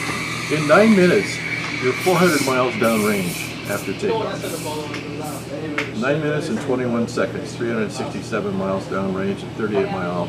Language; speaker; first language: English; native; English